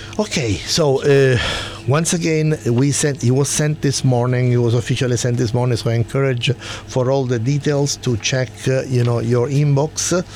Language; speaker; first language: English; non-native, fluent; Italian